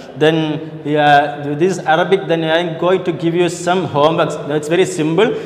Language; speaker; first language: English; non-native, local second language; Malayalam